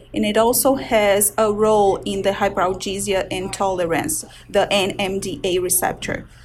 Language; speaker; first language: English; non-native, fluent; Portuguese